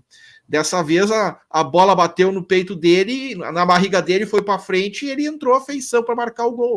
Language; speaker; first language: Portuguese; native; Portuguese